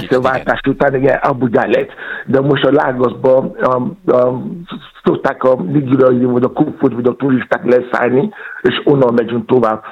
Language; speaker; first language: Hungarian; non-native, fluent; Yoruba